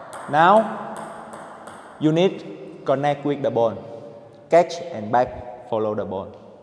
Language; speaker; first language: English; non-native, learner; Vietnamese